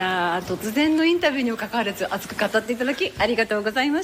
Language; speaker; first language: Japanese; native; Japanese